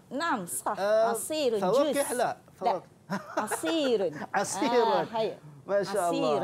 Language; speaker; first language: Arabic; non-native, fluent; Malay